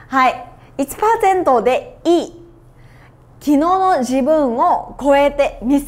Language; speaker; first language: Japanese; non-native, fluent; Vietnamese